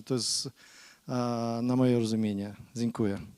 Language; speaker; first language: Polish; non-native, learner; Ukrainian